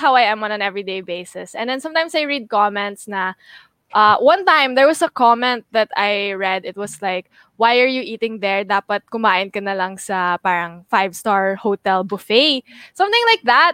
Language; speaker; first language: English; native; English